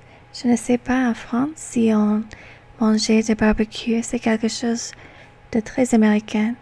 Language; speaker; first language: French; non-native, learner; English